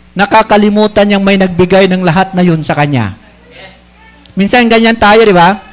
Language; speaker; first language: Filipino; non-native, local second language; Bikol